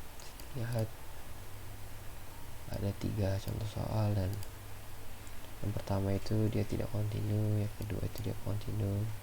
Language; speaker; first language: Indonesian; native; Indonesian